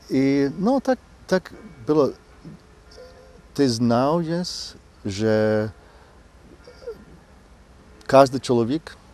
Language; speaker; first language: Ukrainian; non-native, fluent; English